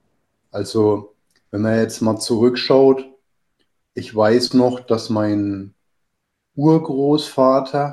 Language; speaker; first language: German; native; German